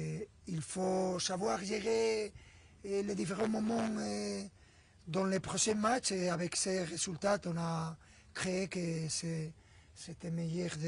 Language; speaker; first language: French; non-native, fluent; Spanish